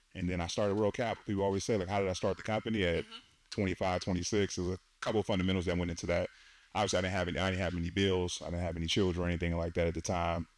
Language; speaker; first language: English; native; English